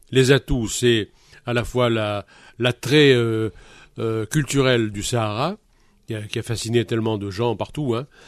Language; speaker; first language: French; native; French